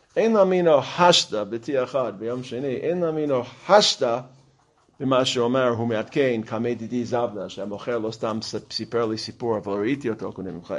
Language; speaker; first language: Hebrew; non-native, fluent; English